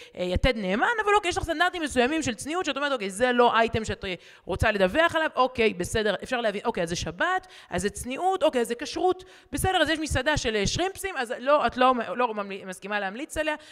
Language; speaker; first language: Hebrew; native; Hebrew